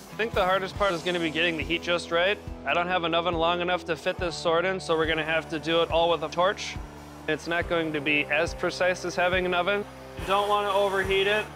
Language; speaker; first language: English; native; English